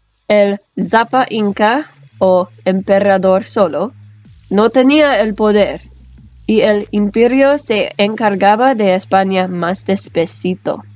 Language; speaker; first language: Spanish; non-native, learner; English